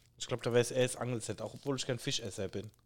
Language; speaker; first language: German; native; German